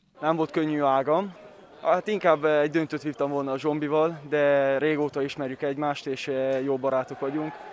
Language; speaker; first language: Hungarian; early bilingual, heritage; Hungarian